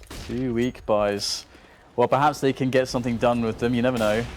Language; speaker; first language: English; native; English